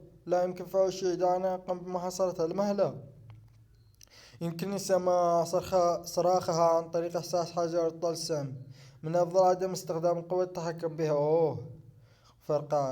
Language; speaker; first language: Arabic; native; Arabic